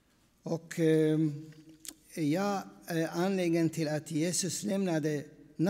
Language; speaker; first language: Swedish; non-native, fluent; Aramaic